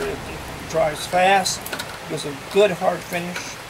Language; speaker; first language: English; native; English